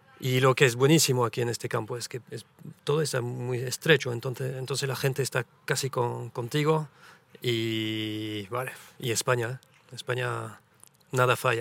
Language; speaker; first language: Spanish; early bilingual, heritage; French